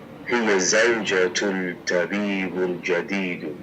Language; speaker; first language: Arabic; non-native, learner; English